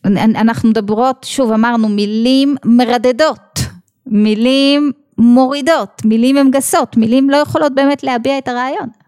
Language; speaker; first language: Hebrew; native; Hebrew